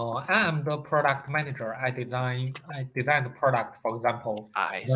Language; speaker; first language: English; non-native, learner; Chinese